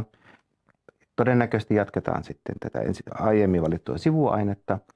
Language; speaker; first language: Finnish; native; Finnish